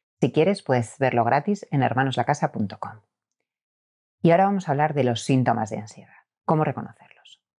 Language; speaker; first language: Spanish; native; Spanish